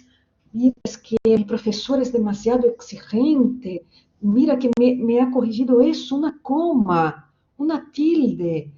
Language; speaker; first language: Spanish; non-native, fluent; Portuguese